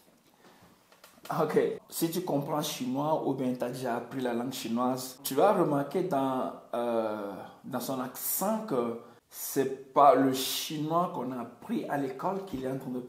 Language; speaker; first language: French; non-native, local second language; Ewe